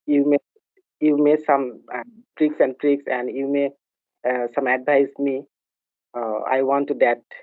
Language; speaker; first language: English; non-native, learner; Bangla